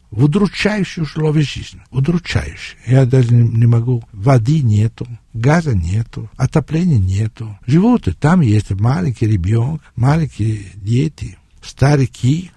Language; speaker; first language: Russian; non-native, fluent; Italian